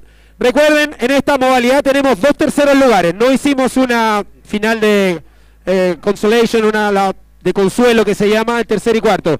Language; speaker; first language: Spanish; native; Spanish